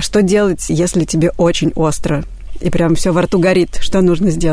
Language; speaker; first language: Russian; native; Russian